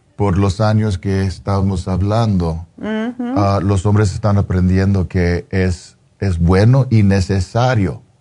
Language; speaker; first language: Spanish; early bilingual, heritage; Spanish